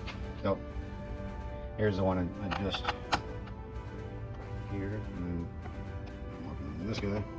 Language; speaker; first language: English; native; English